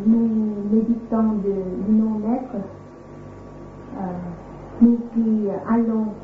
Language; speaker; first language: French; non-native, fluent; Vietnamese